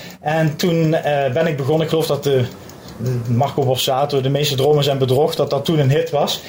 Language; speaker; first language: Dutch; native; Dutch